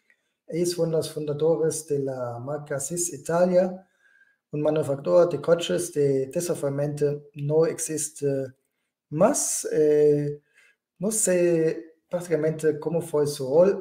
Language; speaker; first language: Spanish; non-native, fluent; German